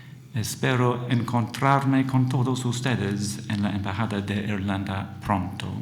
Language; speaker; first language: Spanish; non-native, fluent; English